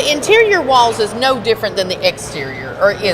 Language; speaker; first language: English; native; English